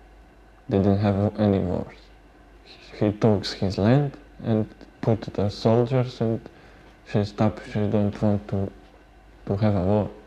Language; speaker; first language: English; non-native, learner; Bosnian